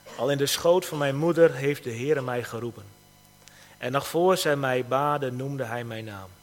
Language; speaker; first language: Dutch; native; Dutch